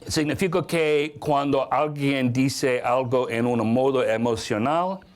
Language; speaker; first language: Spanish; non-native, learner; English